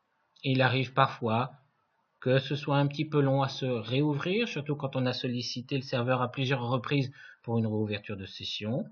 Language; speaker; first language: French; native; French